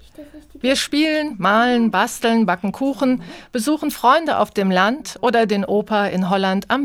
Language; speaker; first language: German; native; German